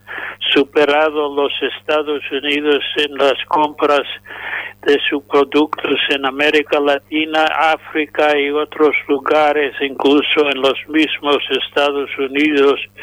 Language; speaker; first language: Spanish; non-native, fluent; English